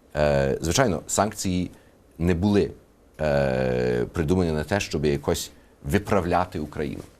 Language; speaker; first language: Ukrainian; early bilingual, heritage; Ukrainian